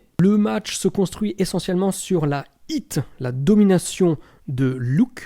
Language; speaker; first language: French; native; French